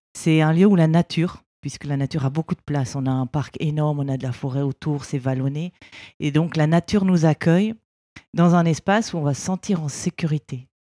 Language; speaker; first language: French; native; French